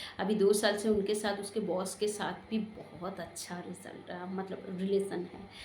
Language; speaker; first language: Hindi; non-native, local second language; Bangla